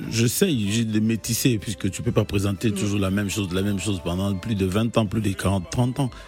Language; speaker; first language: French; non-native, local second language; Lingala